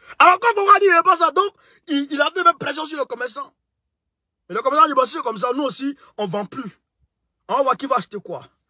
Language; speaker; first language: French; non-native, local second language; Bambara